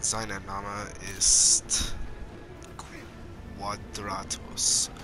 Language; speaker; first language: German; non-native, learner; English